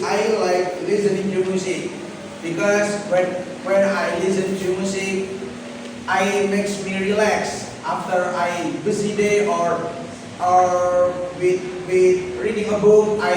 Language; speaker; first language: English; non-native, learner; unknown